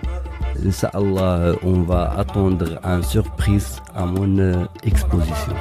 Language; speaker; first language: French; non-native, local second language; Arabic